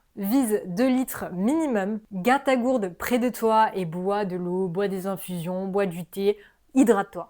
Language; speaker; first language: French; native; French